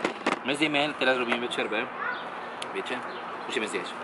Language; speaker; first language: Polish; non-native, learner; Spanish